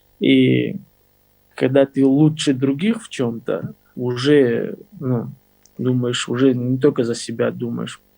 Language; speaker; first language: Russian; non-native, local second language; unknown